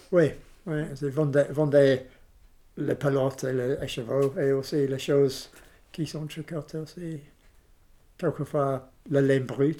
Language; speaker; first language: French; non-native, learner; English